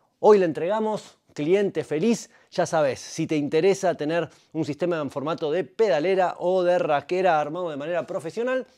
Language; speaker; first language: Spanish; native; Spanish